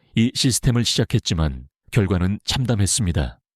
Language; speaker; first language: Korean; non-native, fluent; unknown